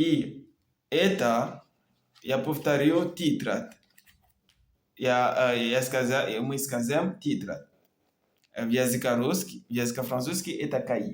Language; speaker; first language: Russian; non-native, learner; French